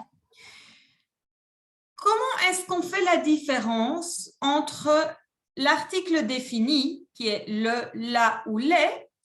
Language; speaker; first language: French; non-native, fluent; Spanish